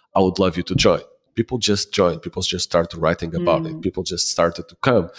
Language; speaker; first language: English; non-native, fluent; Portuguese